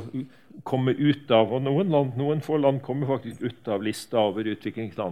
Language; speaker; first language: Norwegian; native; Norwegian